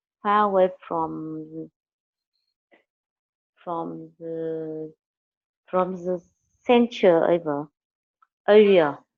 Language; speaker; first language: English; non-native, learner; Vietnamese